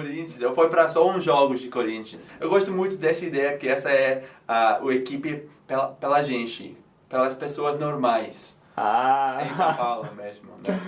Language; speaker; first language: Portuguese; non-native, fluent; English